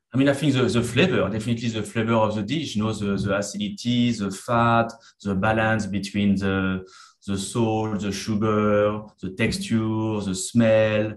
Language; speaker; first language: English; non-native, fluent; French